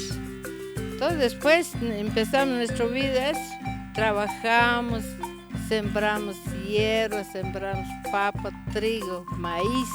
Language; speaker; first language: Spanish; non-native, local second language; Kaqchikel